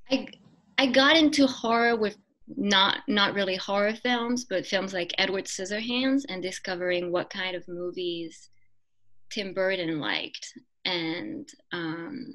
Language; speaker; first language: English; non-native, fluent; French